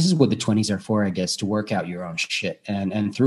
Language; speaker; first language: English; non-native, fluent; Bulgarian